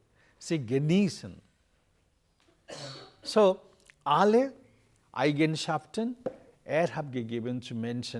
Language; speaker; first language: German; non-native, learner; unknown